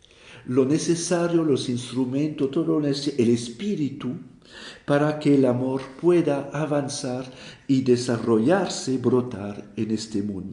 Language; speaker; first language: Spanish; non-native, fluent; French